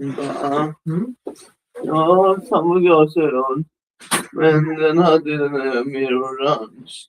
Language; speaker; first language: Swedish; early bilingual, other home language; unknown